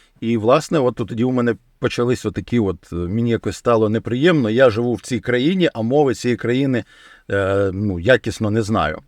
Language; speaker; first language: Ukrainian; non-native, local second language; Russian